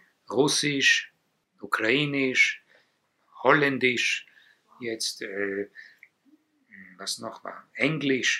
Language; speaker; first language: German; non-native, fluent; Hebrew